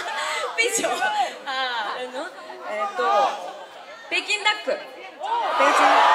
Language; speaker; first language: Chinese; non-native, learner; Japanese